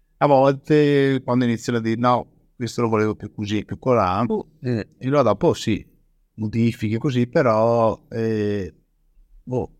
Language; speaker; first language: Italian; native; Italian